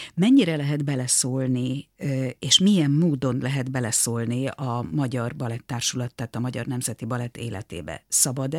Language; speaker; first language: Hungarian; native; Hungarian